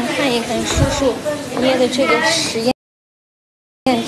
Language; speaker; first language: Chinese; native; Chinese